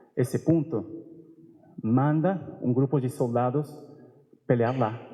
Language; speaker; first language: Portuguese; non-native, fluent; Spanish